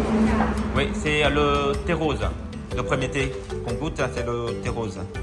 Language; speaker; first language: French; non-native, fluent; Vietnamese